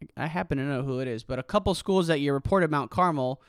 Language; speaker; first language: English; native; English